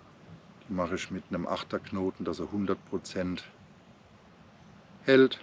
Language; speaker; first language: German; native; German